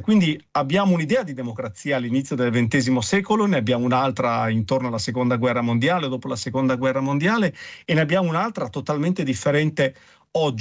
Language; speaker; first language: Italian; native; Italian